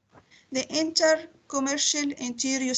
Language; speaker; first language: English; non-native, learner; Arabic